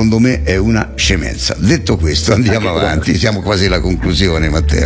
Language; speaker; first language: Italian; native; Italian